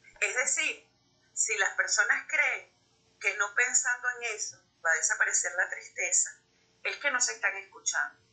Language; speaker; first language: Spanish; native; Spanish